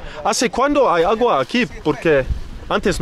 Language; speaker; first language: Spanish; non-native, learner; English